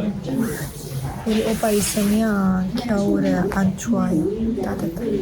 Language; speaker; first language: Korean; non-native, learner; Persian